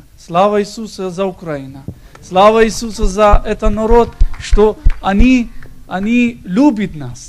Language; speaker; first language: Russian; non-native, learner; Persian